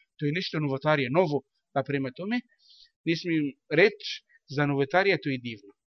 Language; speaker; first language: Bosnian; non-native, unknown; Arabic